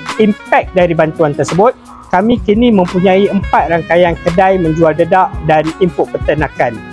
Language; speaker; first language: Malay; native; Malay